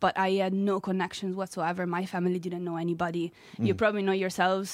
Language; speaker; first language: English; non-native, fluent; Italian